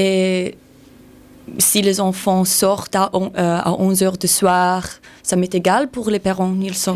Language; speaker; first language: French; non-native, learner; English